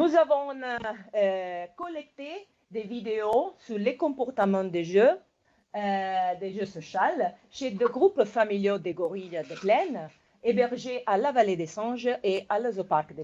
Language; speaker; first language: French; non-native, fluent; Italian